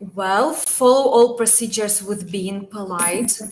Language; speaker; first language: English; non-native, fluent; Ukrainian